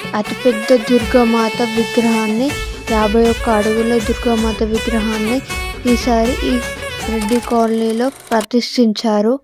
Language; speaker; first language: Telugu; native; Telugu